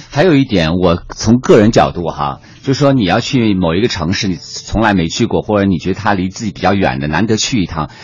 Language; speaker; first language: Chinese; native; Chinese